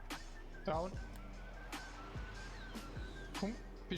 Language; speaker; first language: German; native; German